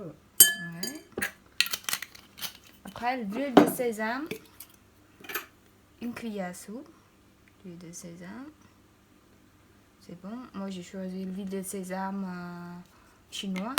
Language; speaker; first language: French; non-native, learner; Khmer